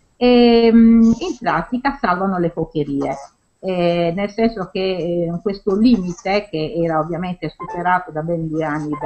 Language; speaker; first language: Italian; native; Italian